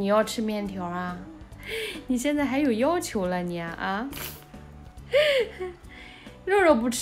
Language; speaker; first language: Chinese; native; Chinese